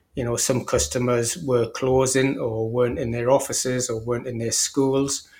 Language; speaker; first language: English; native; English